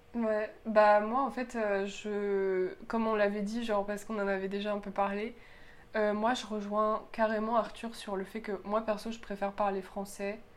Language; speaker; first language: French; early bilingual, other home language; Polish